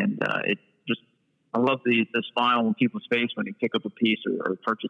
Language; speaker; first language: English; native; English